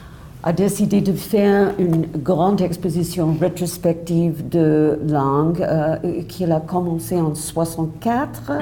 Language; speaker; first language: French; non-native, fluent; English